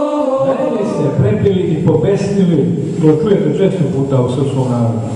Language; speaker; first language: Bosnian; native; Bosnian